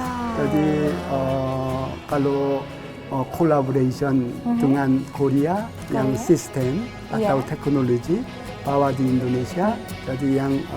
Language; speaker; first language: Indonesian; non-native, learner; Korean